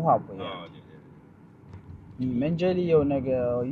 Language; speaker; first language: Chinese; non-native, fluent; Amharic